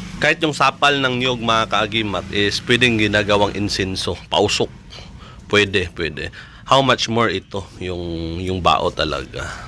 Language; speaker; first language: Filipino; non-native, local second language; Cebuano